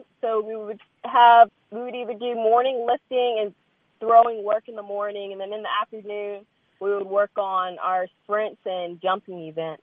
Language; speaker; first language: English; native; English